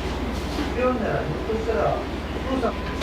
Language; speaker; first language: Japanese; native; Japanese